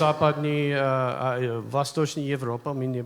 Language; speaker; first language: Russian; non-native, learner; English